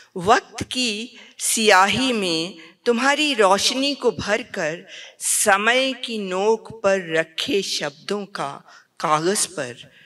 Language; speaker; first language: Hindi; native; Hindi